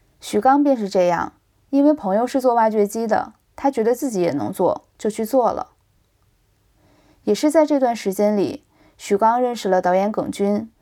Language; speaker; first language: Chinese; native; Chinese